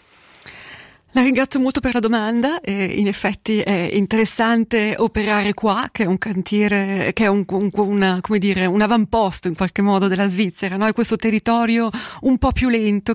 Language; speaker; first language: Italian; native; Italian